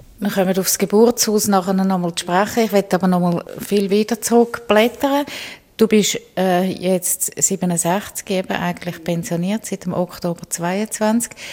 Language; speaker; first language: German; native; German